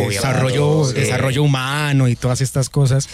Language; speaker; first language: Spanish; native; Spanish